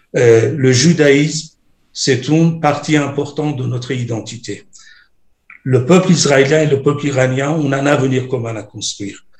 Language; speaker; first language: French; non-native, fluent; Persian